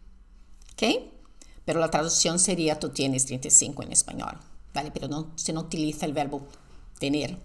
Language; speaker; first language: Spanish; non-native, fluent; Portuguese